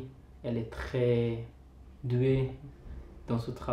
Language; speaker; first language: French; non-native, fluent; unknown